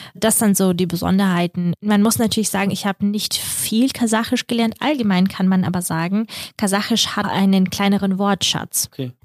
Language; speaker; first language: German; early bilingual, other home language; Russian